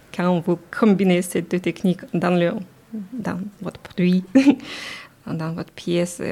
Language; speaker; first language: French; non-native, learner; Ukrainian